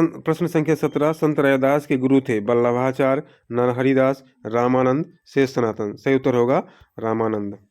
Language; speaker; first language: Hindi; native; Hindi